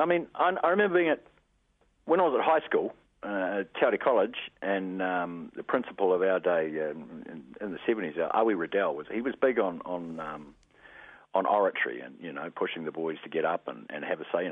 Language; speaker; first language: English; native; English